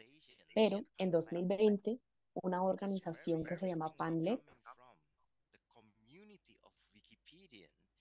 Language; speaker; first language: Spanish; non-native, fluent; Indonesian